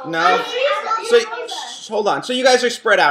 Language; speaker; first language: English; native; English